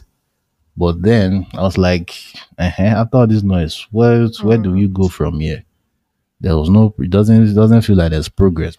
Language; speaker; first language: English; non-native, local second language; Yoruba